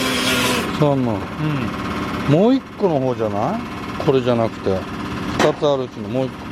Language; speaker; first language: Japanese; native; Japanese